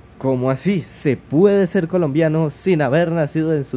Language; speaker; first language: Spanish; native; Spanish